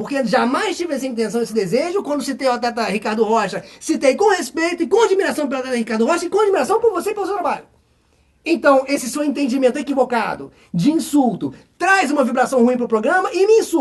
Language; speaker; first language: Portuguese; native; Portuguese